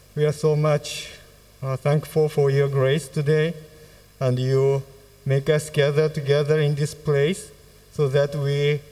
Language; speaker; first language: English; non-native, fluent; Japanese